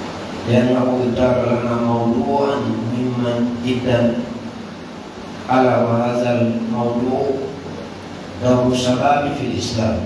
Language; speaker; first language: Arabic; non-native, fluent; Fula